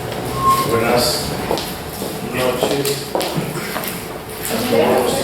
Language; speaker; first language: Spanish; native; Spanish